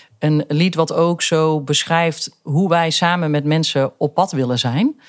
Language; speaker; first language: Dutch; native; Dutch